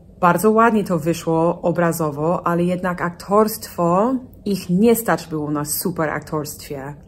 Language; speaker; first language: Polish; non-native, fluent; English